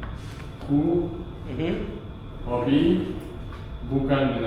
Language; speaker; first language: Indonesian; non-native, learner; English